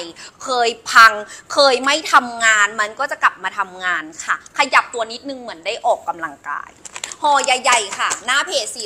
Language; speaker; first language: Thai; native; Thai